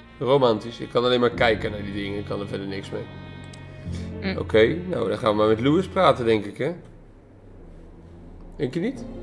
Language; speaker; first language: Dutch; native; Dutch